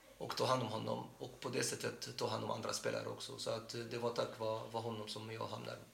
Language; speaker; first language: Swedish; non-native, fluent; Arabic